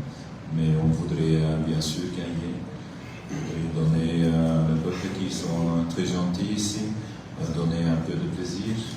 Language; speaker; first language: French; non-native, fluent; Dutch